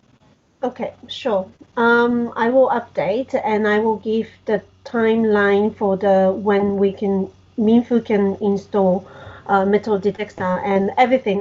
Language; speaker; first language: English; non-native, fluent; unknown